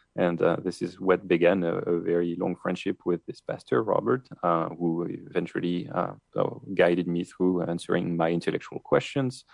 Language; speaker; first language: English; non-native, fluent; French